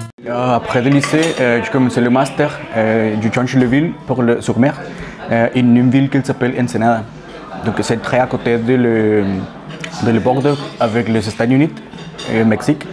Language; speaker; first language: French; non-native, learner; Spanish